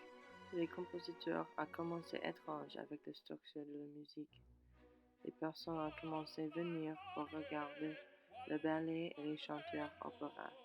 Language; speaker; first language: French; non-native, learner; English